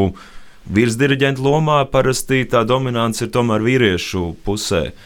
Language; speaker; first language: Latvian; native; Latvian